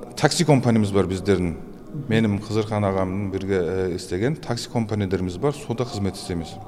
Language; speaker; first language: Kazakh; early bilingual, heritage; Kazakh